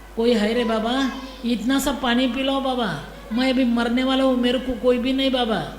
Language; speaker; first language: Hindi; non-native, local second language; Marathi